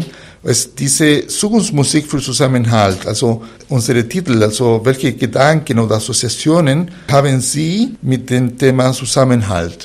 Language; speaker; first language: German; non-native, fluent; Spanish